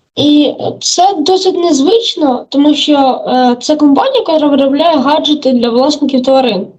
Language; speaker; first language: Ukrainian; native; Ukrainian